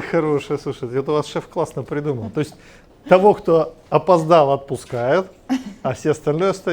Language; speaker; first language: Russian; native; Russian